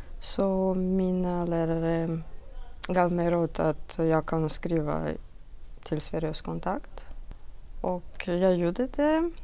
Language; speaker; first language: Swedish; non-native, learner; Russian